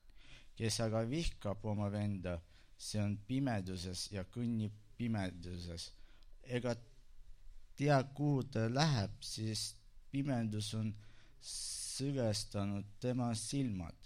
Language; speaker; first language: Estonian; non-native, local second language; Russian